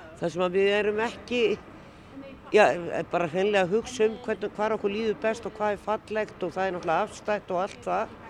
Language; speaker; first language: Icelandic; native; Icelandic